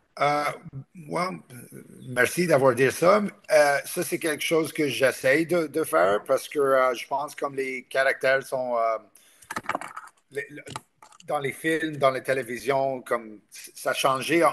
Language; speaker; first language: French; non-native, local second language; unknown